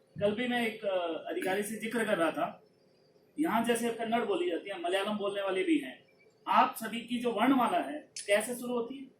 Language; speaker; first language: Hindi; non-native, local second language; Punjabi